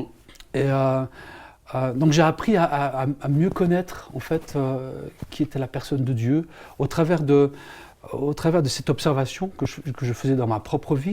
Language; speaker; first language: French; native; French